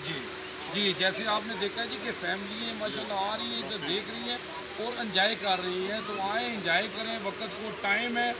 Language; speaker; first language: Urdu; native; Urdu